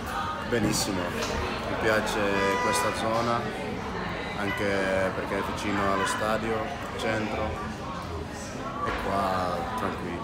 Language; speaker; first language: Italian; non-native, learner; Dutch